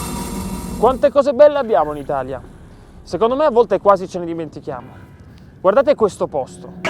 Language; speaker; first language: Italian; native; Italian